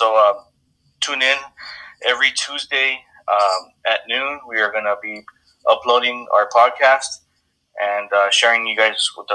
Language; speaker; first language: English; native; English